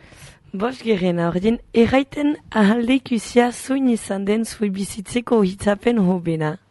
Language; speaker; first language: Basque; native; Basque